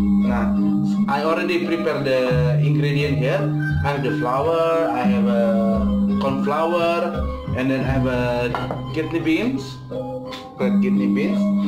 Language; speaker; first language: English; non-native, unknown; Indonesian